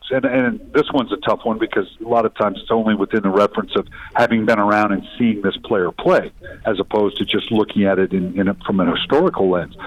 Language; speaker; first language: English; native; English